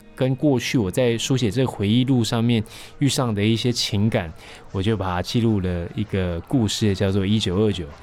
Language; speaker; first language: Chinese; non-native, local second language; Min Nan Chinese